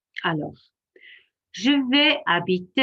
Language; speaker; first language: French; non-native, fluent; English